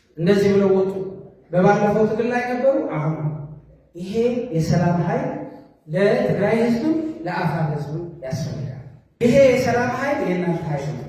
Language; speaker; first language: Amharic; non-native, local second language; Tigrinya